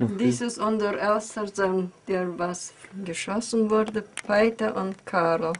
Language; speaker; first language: German; early bilingual, heritage; German